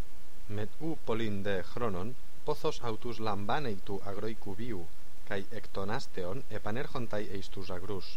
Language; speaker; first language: Greek; non-native, fluent; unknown